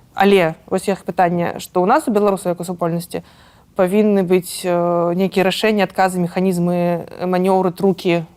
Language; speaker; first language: Belarusian; non-native, local second language; Russian